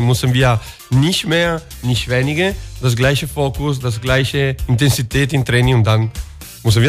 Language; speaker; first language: German; non-native, learner; Italian